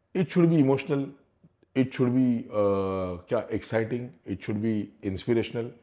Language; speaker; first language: Hindi; non-native, local second language; Marathi